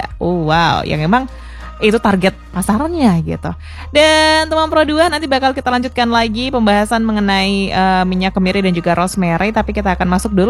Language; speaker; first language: Indonesian; native; Indonesian